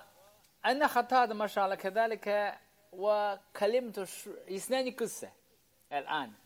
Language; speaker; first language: Arabic; non-native, learner; Chinese